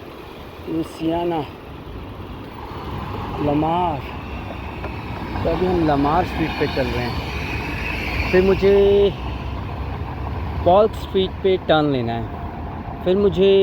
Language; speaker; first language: Hindi; native; Hindi